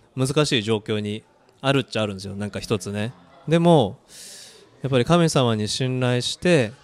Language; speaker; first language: Japanese; early bilingual, other home language; Korean